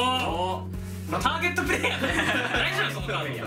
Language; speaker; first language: Japanese; native; Japanese